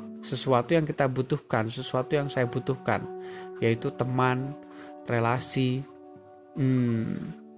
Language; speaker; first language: Indonesian; native; Indonesian